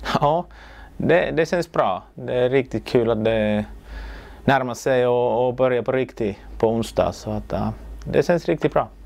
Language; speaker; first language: Swedish; non-native, local second language; Finnish